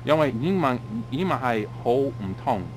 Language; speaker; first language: Chinese; non-native, fluent; English